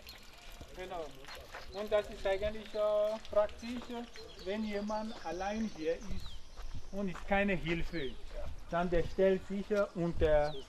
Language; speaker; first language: German; non-native, fluent; Ewe